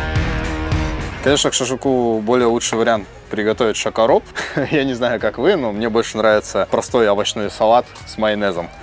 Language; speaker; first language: Russian; native; Russian